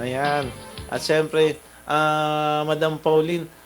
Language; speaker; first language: Filipino; native; Filipino